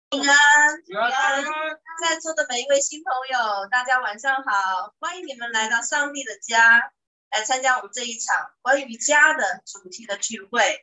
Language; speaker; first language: Chinese; native; Chinese